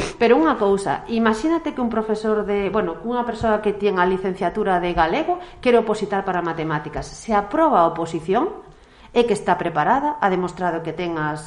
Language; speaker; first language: Galician; non-native, local second language; Spanish